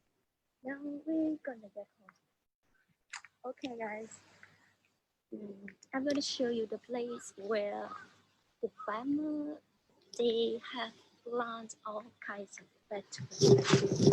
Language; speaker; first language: English; non-native, learner; Vietnamese